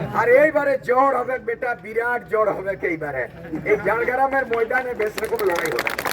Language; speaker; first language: Bangla; non-native, local second language; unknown